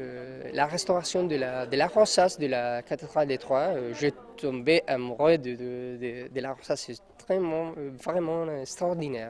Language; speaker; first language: French; non-native, learner; Spanish